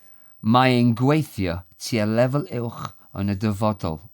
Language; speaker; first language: Welsh; non-native, fluent; English